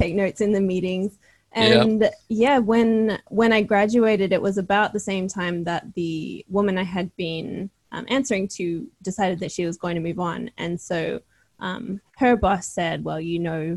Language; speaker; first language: English; native; English